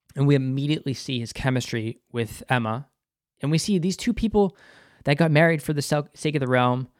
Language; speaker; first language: English; native; English